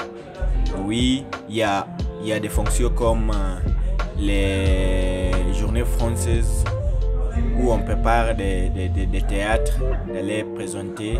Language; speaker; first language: French; non-native, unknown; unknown